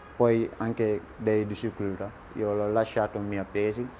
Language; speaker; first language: Italian; non-native, learner; Wolof